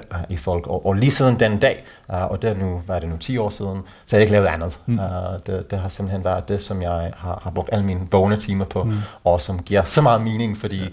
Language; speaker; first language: Danish; non-native, fluent; English